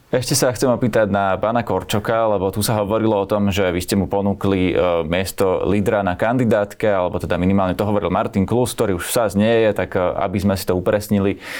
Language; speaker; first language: Slovak; native; Slovak